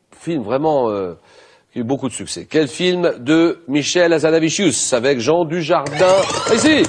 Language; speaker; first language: French; native; French